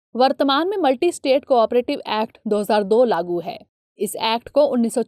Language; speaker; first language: Hindi; native; Hindi